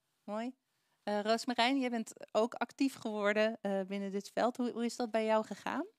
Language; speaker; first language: Dutch; native; Dutch